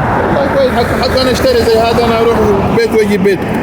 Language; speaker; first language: Arabic; non-native, learner; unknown